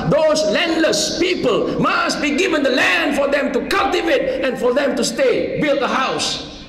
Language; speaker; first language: English; non-native, local second language; Malay